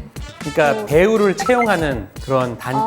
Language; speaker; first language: Korean; native; Korean